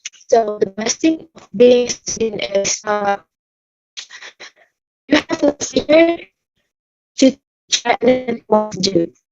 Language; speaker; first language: English; non-native, learner; Indonesian